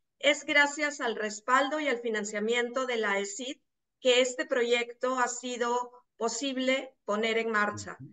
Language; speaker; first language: Spanish; native; Spanish